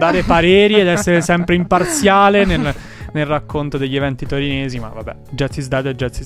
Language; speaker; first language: Italian; native; Italian